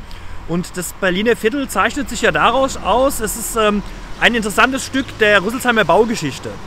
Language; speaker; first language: German; native; German